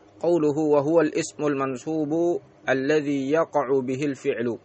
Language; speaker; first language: Arabic; non-native, fluent; Indonesian